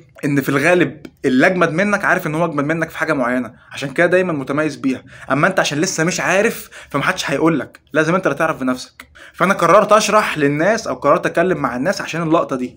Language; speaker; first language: Arabic; native; Arabic